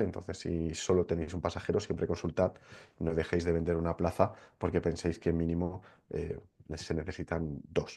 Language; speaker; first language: Spanish; native; Spanish